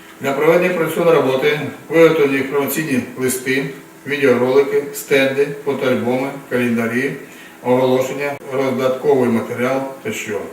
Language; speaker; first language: Ukrainian; non-native, local second language; Russian